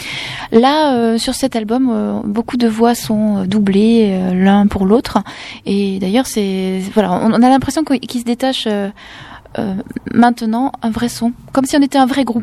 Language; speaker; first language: French; native; French